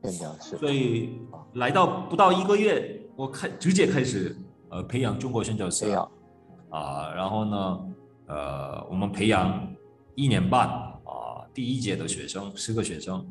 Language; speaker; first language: Chinese; non-native, fluent; Korean